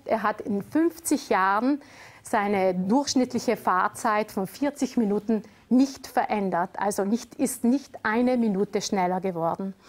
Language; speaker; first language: German; native; German